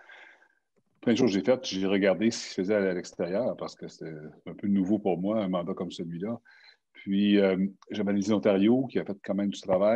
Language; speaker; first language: French; native; French